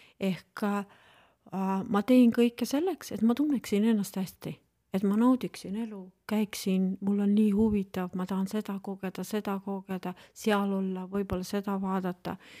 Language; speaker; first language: Estonian; non-native, local second language; Russian